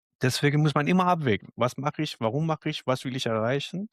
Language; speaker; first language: German; non-native, fluent; Arabic